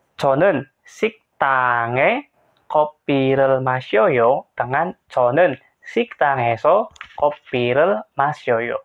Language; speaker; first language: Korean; non-native, fluent; Indonesian